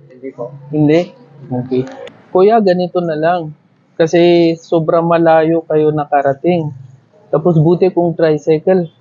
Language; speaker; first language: Filipino; non-native, learner; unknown